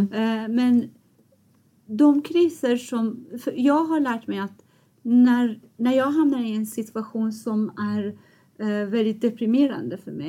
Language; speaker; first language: Swedish; non-native, fluent; Persian